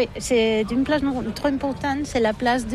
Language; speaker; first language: French; non-native, learner; Catalan